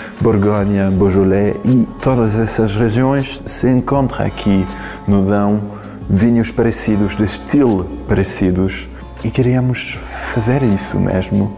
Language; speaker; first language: Portuguese; non-native, learner; French